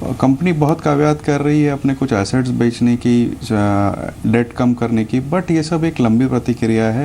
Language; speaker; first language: Hindi; native; Hindi